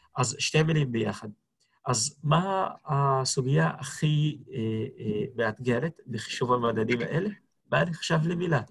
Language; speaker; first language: Hebrew; non-native, local second language; Arabic